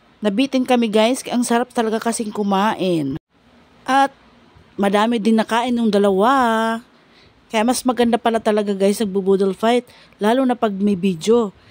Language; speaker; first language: Filipino; non-native, local second language; Bikol